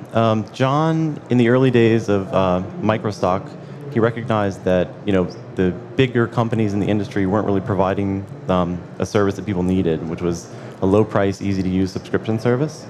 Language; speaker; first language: English; native; English